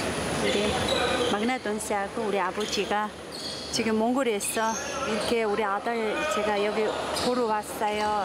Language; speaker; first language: Korean; non-native, learner; Mongolian